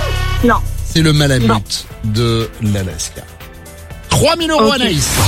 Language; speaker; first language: French; native; French